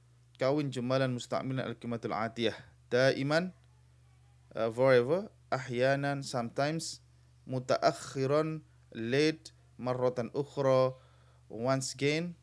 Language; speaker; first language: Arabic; non-native, fluent; Indonesian